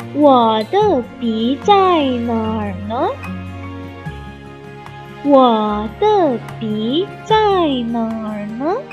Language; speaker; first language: Chinese; non-native, fluent; Indonesian